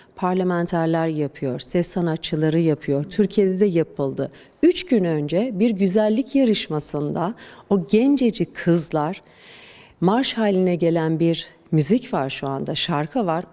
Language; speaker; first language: Turkish; non-native, fluent; Persian